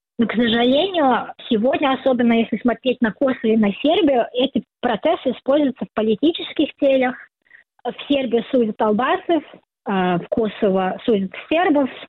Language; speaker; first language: Russian; non-native, fluent; Serbian